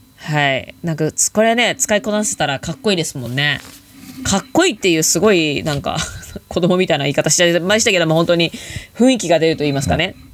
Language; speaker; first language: Japanese; native; Japanese